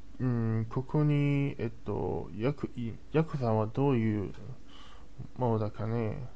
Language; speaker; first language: Japanese; non-native, learner; Chinese